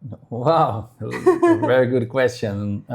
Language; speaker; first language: English; non-native, fluent; Portuguese